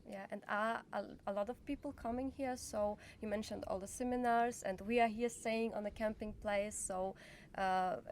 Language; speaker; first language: English; non-native, fluent; Ukrainian